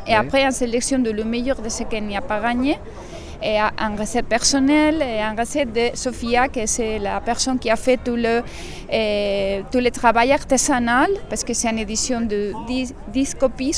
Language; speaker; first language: French; non-native, learner; Spanish